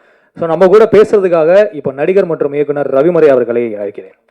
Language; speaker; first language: Tamil; native; Tamil